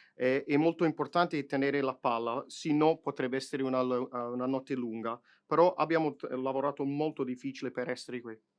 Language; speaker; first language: Italian; non-native, fluent; English